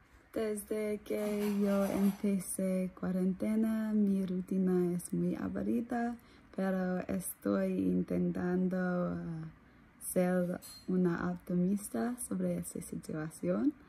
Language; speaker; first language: Spanish; non-native, learner; English